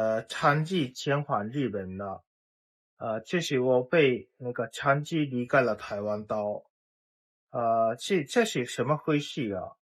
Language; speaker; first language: Chinese; non-native, fluent; Japanese